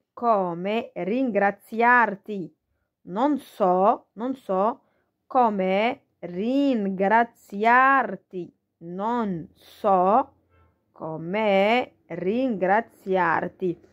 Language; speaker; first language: Italian; non-native, learner; Arabic